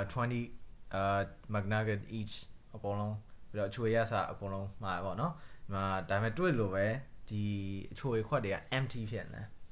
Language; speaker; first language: Burmese; native; Burmese